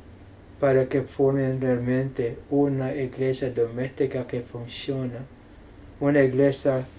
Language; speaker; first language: Spanish; non-native, fluent; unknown